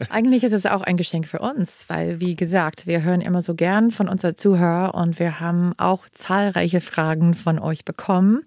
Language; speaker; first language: German; non-native, fluent; English